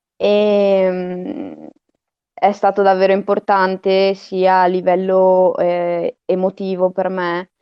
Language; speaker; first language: Italian; native; Italian